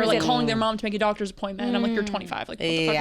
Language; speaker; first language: English; native; English